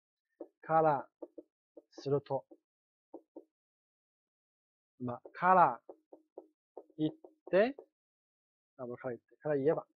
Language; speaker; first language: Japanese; non-native, fluent; Chinese